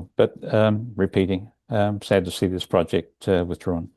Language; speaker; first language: English; native; English